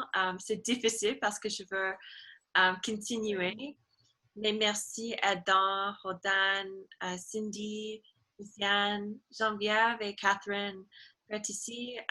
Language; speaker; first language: French; non-native, learner; English